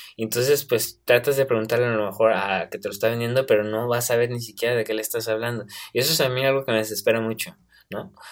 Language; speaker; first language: Spanish; native; Spanish